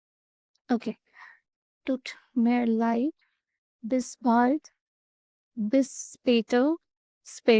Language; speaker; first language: German; non-native, learner; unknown